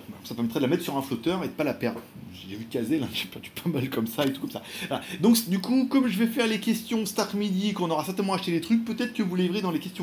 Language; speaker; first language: French; native; French